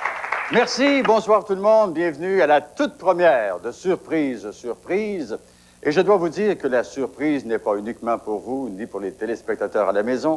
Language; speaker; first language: French; native; French